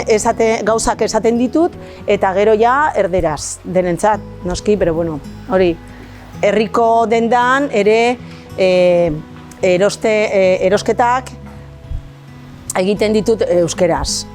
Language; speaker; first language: Basque; non-native, local second language; Spanish